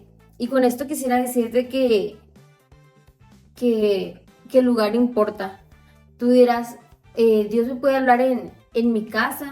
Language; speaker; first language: Spanish; native; Spanish